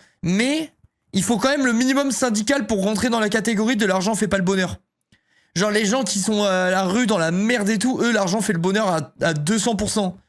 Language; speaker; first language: French; native; French